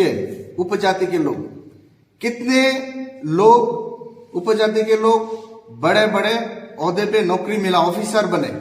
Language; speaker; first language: Hindi; non-native, local second language; Bangla